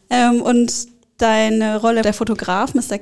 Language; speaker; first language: German; native; German